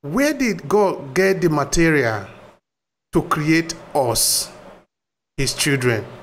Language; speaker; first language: English; non-native, local second language; Bini